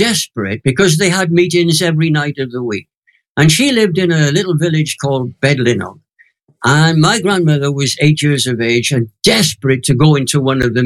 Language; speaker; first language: English; native; English